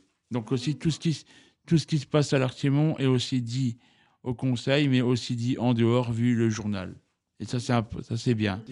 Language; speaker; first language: French; native; French